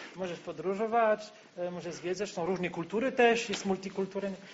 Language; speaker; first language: Polish; non-native, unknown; French